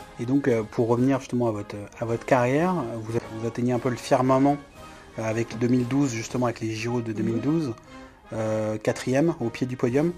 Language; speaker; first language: French; native; French